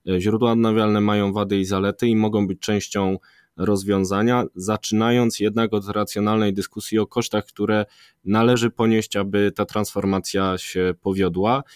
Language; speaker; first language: Polish; native; Polish